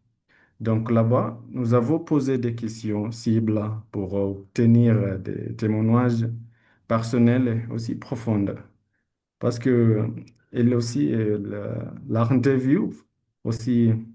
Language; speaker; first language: French; non-native, learner; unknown